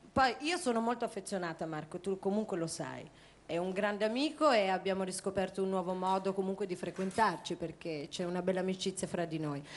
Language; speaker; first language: Italian; native; Italian